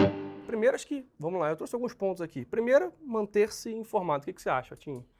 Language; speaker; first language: Portuguese; native; Portuguese